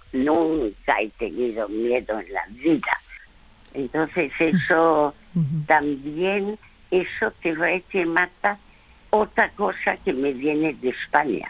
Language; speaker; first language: Spanish; early bilingual, other home language; French